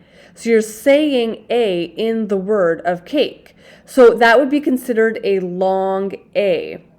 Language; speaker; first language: English; native; English